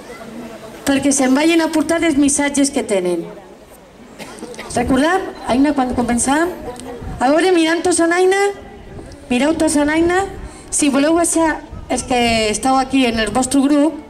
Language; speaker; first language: Catalan; native; Catalan